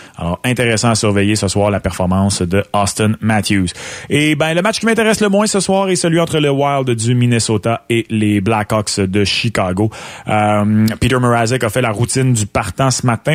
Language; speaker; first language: French; native; French